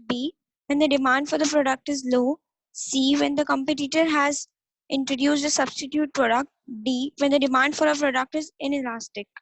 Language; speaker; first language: English; non-native, local second language; Hindi